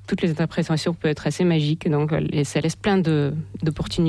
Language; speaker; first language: French; non-native, fluent; Russian